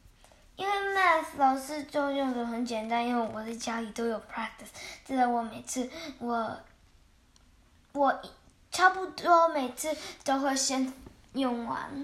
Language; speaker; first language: Chinese; early bilingual, heritage; Chinese